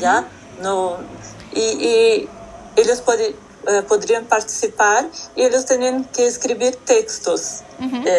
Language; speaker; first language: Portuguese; non-native, learner; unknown